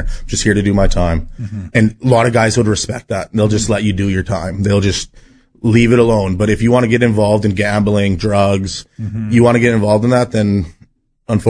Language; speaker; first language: English; native; English